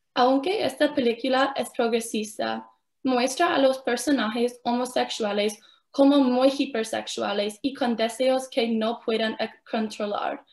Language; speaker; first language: Spanish; non-native, fluent; English